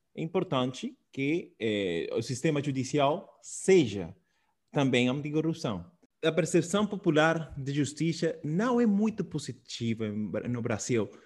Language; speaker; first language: Portuguese; non-native, fluent; Spanish